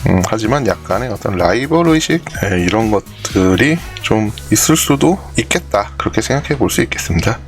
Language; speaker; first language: Korean; native; Korean